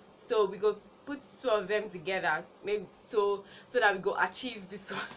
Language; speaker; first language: Nigerian Pidgin; non-native, local second language; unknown